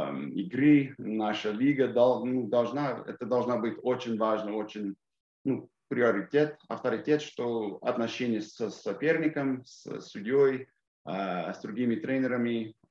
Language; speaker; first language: Russian; non-native, fluent; English